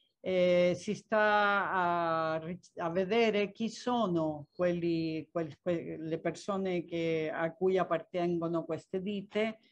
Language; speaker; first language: Italian; non-native, fluent; Spanish